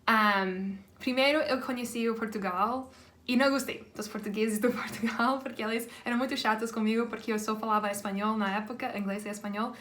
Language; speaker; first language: Portuguese; non-native, fluent; English